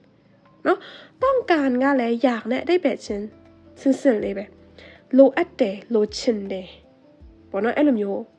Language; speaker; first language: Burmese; native; Burmese